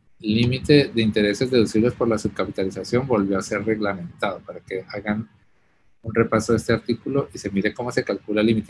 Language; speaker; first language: Spanish; native; Spanish